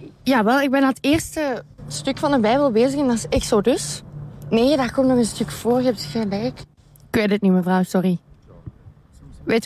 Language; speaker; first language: Dutch; non-native, fluent; Romanian